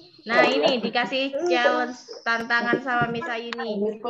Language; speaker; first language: English; non-native, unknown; Indonesian